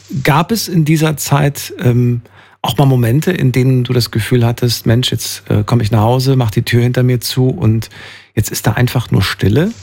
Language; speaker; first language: German; native; German